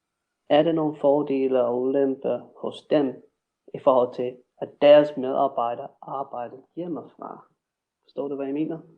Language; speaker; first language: Danish; non-native, fluent; English